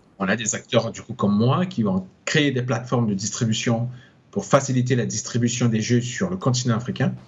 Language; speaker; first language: French; non-native, local second language; Sango